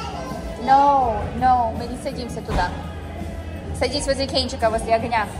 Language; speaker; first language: Russian; early bilingual, heritage; Russian